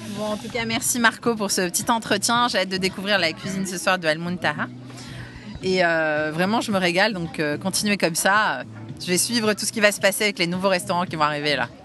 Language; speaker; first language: French; native; French